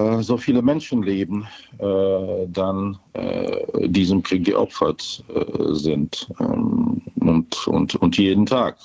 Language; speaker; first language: German; non-native, fluent; Ukrainian